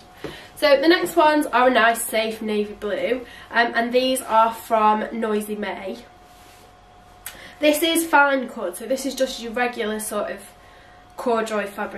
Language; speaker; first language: English; native; English